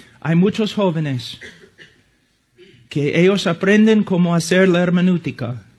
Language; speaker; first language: Spanish; non-native, fluent; English